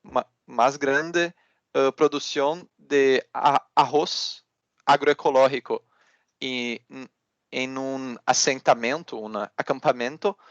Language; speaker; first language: Spanish; non-native, learner; Portuguese